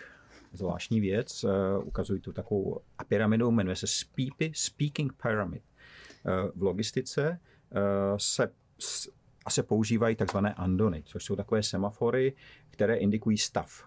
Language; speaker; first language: Czech; native; Czech